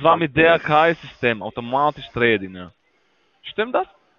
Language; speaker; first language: German; non-native, learner; Spanish